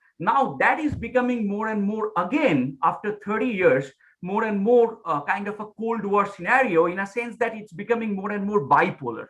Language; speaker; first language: English; non-native, local second language; Bangla